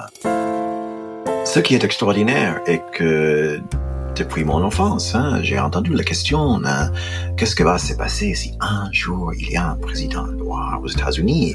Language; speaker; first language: French; non-native, fluent; English